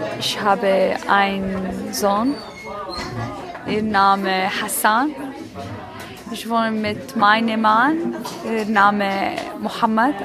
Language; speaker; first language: German; non-native, learner; Arabic